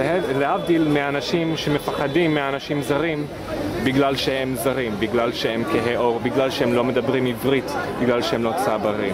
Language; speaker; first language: Hebrew; non-native, fluent; English